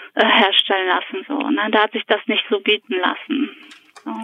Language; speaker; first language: German; early bilingual, other home language; Polish